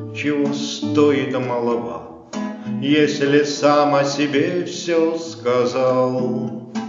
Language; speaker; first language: Russian; non-native, local second language; Azerbaijani